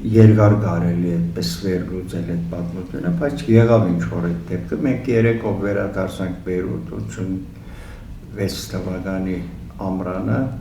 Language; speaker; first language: Armenian; early bilingual, heritage; Armenian